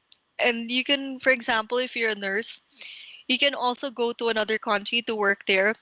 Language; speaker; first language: English; non-native, local second language; Filipino